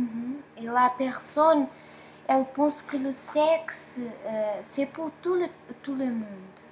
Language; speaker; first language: French; non-native, fluent; Portuguese